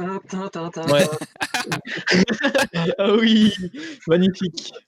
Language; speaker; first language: French; native; French